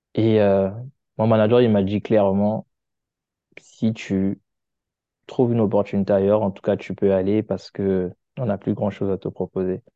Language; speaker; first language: French; non-native, local second language; Lingala